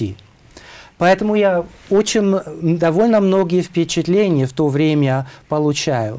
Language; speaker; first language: Russian; non-native, fluent; German